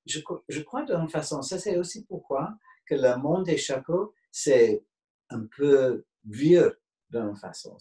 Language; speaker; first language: French; non-native, fluent; English